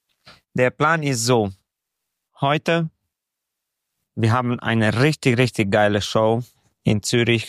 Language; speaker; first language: German; non-native, fluent; Hungarian